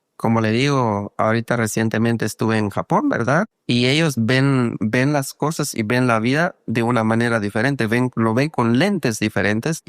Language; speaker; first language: Spanish; non-native, local second language; Kaqchikel